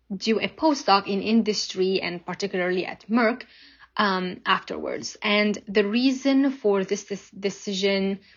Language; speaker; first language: English; non-native, fluent; Arabic